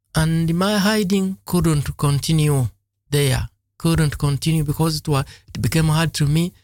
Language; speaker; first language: English; non-native, local second language; Ganda